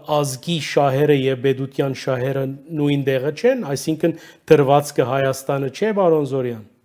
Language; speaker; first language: Armenian; early bilingual, heritage; Armenian